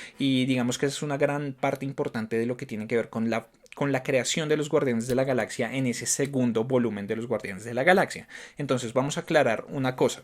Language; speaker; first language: Spanish; native; Spanish